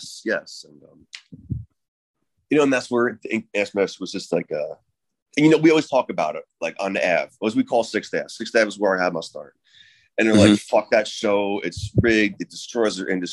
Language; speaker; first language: English; native; English